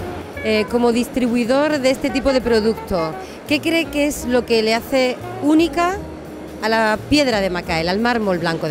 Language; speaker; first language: Spanish; native; Spanish